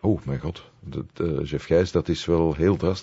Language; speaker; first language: Dutch; native; Dutch